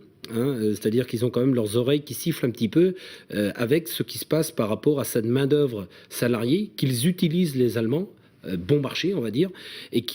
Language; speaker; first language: French; native; French